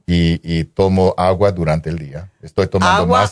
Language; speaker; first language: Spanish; non-native, fluent; English